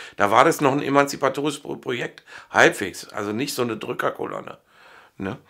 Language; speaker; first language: German; native; German